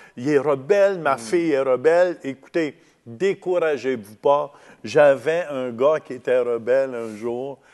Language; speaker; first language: French; native; French